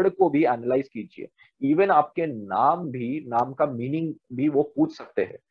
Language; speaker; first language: Hindi; non-native, local second language; Marathi